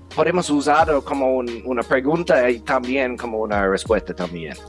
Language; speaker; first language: Spanish; non-native, fluent; English